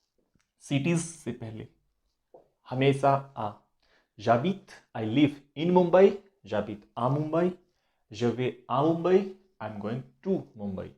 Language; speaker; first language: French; non-native, fluent; Hindi